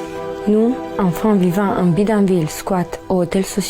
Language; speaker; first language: French; early bilingual, other home language; Romanian